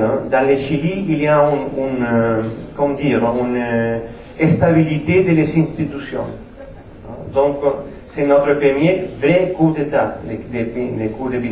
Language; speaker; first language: French; non-native, fluent; Spanish